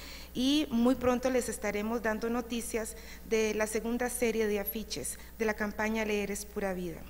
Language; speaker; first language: Spanish; native; Spanish